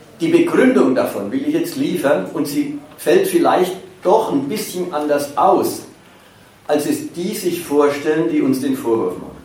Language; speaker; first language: German; native; German